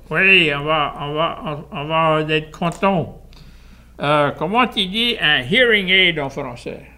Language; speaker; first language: French; native; French